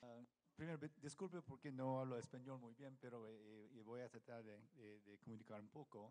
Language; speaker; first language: Spanish; non-native, learner; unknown